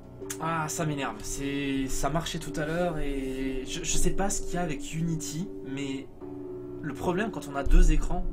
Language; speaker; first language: French; native; French